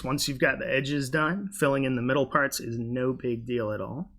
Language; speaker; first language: English; native; English